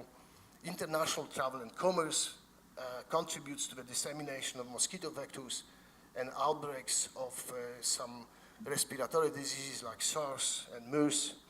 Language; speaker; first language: English; non-native, fluent; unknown